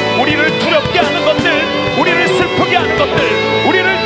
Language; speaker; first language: Korean; native; Korean